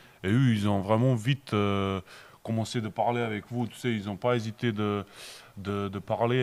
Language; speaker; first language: French; non-native, learner; Bosnian